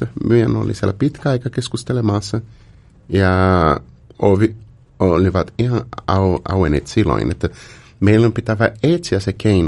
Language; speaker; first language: Finnish; non-native, fluent; Portuguese